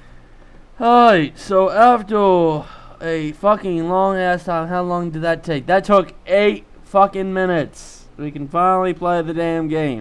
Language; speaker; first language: English; native; English